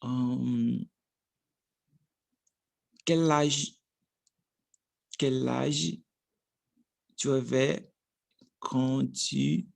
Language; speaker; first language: French; non-native, learner; Portuguese